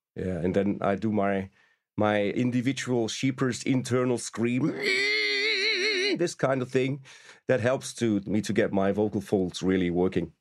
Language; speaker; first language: English; non-native, fluent; German